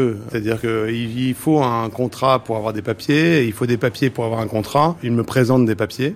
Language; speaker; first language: French; native; French